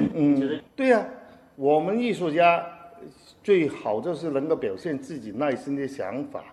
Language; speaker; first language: Chinese; non-native, fluent; Cantonese